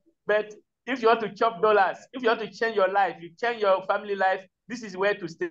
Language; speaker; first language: English; non-native, learner; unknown